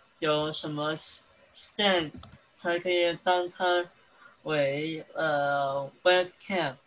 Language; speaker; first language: Chinese; early bilingual, heritage; English